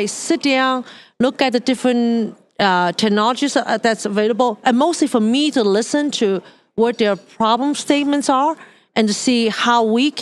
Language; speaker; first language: English; non-native, local second language; Cantonese